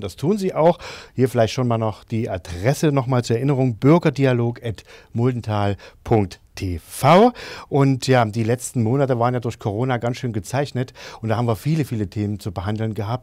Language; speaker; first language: German; native; German